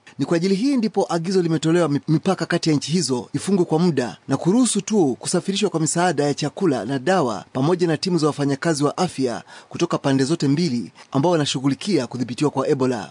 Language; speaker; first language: Swahili; non-native, local second language; Ganda